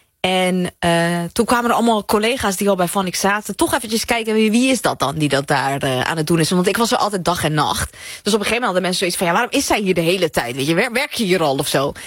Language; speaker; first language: Dutch; early bilingual, other home language; Persian